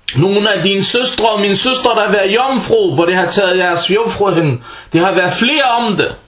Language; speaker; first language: Danish; early bilingual, other home language; Arabic